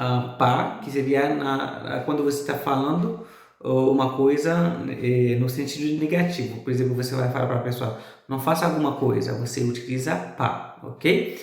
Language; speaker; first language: Portuguese; non-native, fluent; Haitian Creole